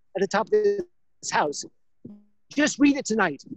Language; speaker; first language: English; native; English